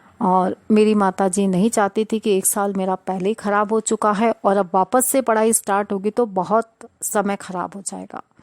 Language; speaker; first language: Hindi; non-native, local second language; Sindhi